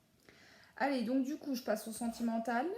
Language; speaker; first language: French; native; French